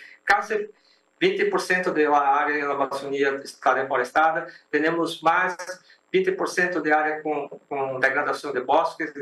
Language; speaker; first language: Spanish; non-native, fluent; Portuguese